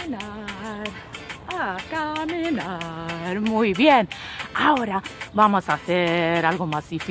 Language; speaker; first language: Spanish; non-native, fluent; English